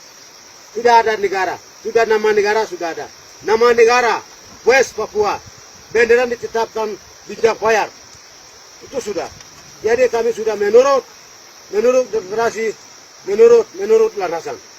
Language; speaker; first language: Indonesian; non-native, local second language; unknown